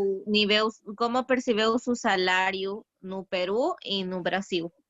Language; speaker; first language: Portuguese; non-native, learner; Spanish